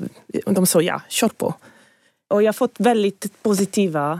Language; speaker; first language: Swedish; non-native, fluent; Italian